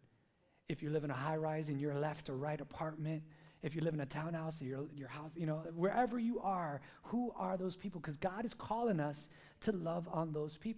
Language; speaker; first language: English; native; English